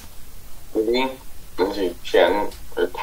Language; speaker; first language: Chinese; non-native, learner; English